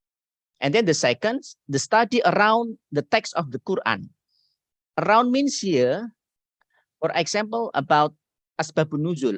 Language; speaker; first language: English; non-native, learner; Indonesian